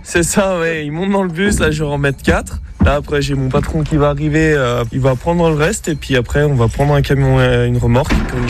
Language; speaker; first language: French; native; French